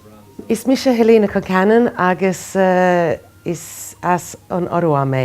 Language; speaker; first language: Irish; non-native, learner; Norwegian